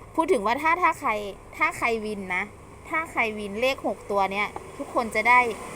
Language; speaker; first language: Thai; native; Thai